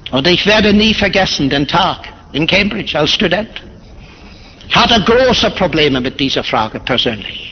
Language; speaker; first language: German; non-native, fluent; English